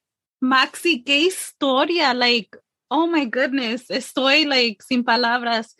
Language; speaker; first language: Spanish; early bilingual, heritage; English